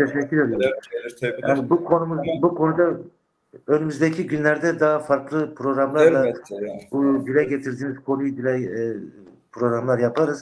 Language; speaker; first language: Turkish; non-native, local second language; Kurdish